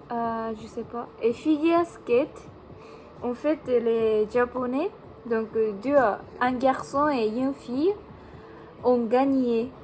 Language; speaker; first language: French; non-native, learner; Japanese